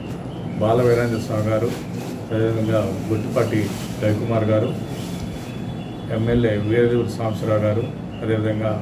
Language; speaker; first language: Telugu; native; Telugu